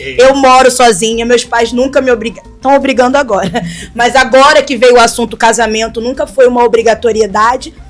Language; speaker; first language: Portuguese; non-native, fluent; Wolof